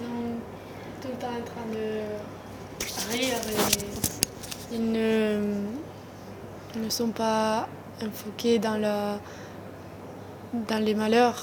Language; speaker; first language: French; non-native, learner; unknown